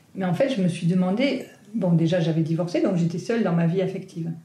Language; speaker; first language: French; native; French